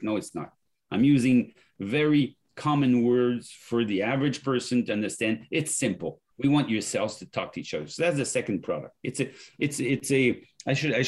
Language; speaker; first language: English; non-native, fluent; French